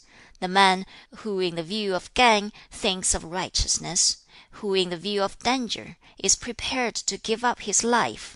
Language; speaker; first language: English; non-native, fluent; Chinese